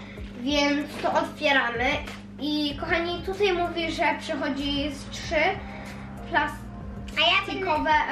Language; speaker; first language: Polish; early bilingual, heritage; Polish